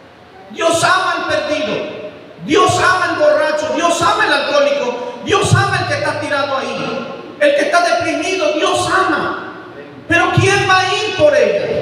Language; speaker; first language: Spanish; native; Spanish